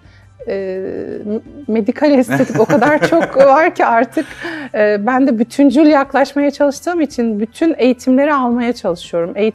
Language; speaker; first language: Turkish; native; Turkish